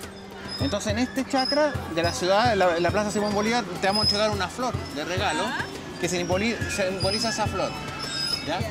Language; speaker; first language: Spanish; native; Spanish